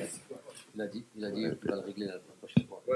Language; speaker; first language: French; early bilingual, other home language; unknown